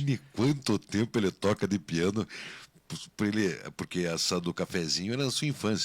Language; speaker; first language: Portuguese; native; Portuguese